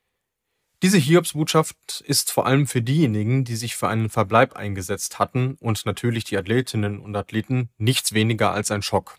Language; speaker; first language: German; native; German